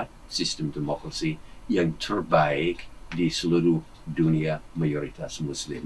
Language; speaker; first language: Indonesian; non-native, fluent; English